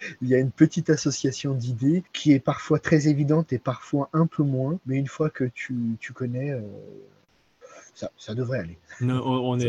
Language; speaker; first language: French; native; French